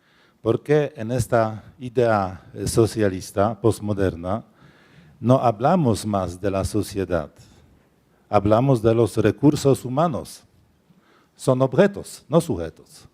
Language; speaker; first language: Spanish; non-native, fluent; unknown